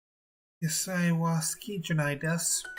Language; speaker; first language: Japanese; non-native, learner; English